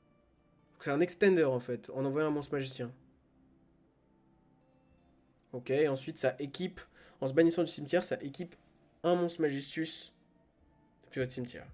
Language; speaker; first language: French; native; French